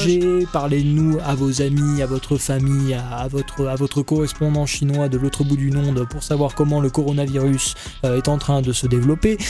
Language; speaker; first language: French; native; French